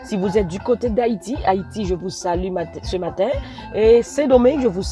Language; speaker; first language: French; non-native, local second language; Haitian Creole